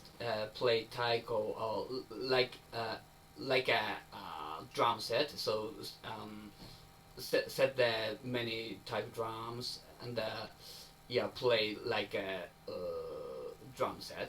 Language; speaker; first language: English; non-native, learner; Japanese